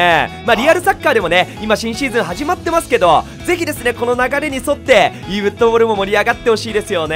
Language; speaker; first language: Japanese; native; Japanese